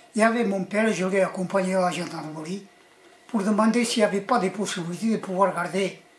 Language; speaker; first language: French; early bilingual, other home language; Spanish